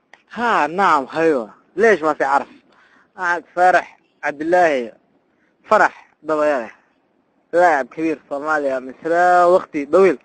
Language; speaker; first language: Arabic; non-native, learner; Somali